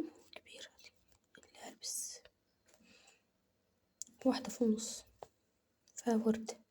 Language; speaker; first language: Arabic; native; Arabic